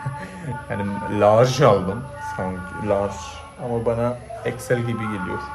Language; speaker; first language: Turkish; non-native, fluent; Malayalam